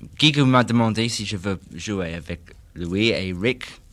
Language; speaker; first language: French; non-native, learner; English